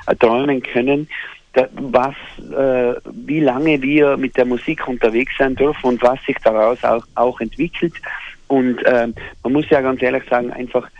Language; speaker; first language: German; native; German